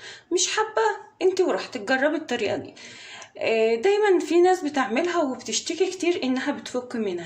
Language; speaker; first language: Arabic; native; Arabic